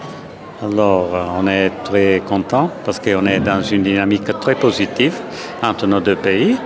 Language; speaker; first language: French; non-native, fluent; Italian